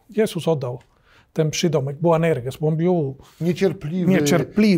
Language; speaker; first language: Polish; non-native, learner; Spanish